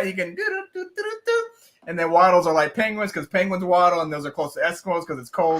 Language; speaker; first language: English; native; English